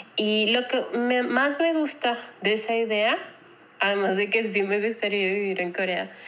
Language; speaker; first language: Spanish; native; Spanish